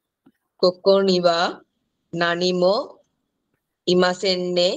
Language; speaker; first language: Japanese; non-native, learner; Sinhala